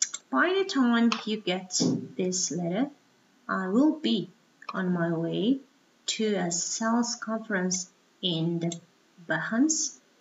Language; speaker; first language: English; non-native, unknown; Mongolian